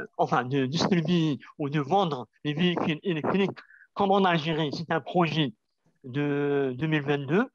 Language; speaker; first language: French; non-native, local second language; Arabic